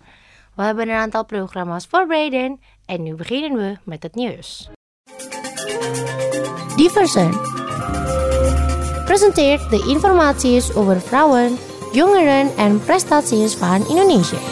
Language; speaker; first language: Dutch; non-native, fluent; Indonesian